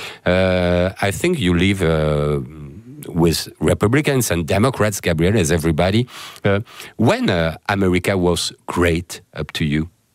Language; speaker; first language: English; non-native, fluent; French